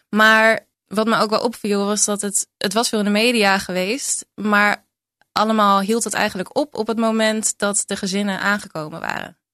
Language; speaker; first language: Dutch; native; Dutch